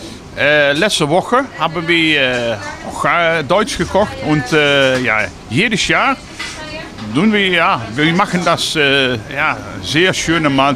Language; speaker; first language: German; non-native, learner; Dutch